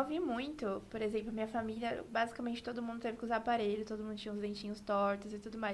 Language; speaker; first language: Portuguese; native; Portuguese